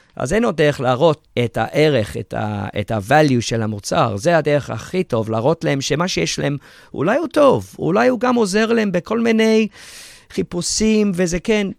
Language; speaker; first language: Hebrew; early bilingual, heritage; Hebrew